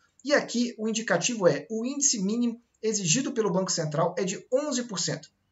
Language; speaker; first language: Portuguese; native; Portuguese